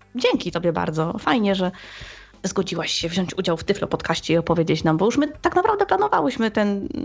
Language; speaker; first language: Polish; native; Polish